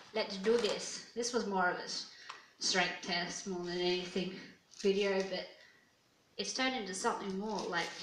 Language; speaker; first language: English; native; English